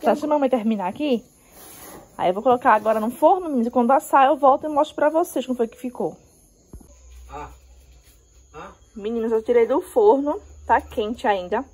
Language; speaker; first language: Portuguese; native; Portuguese